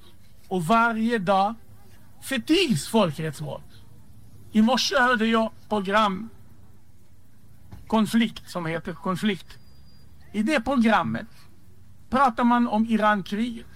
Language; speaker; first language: Swedish; non-native, fluent; Hebrew